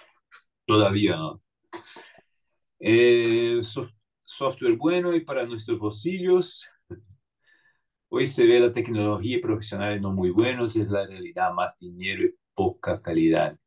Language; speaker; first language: Spanish; non-native, fluent; Portuguese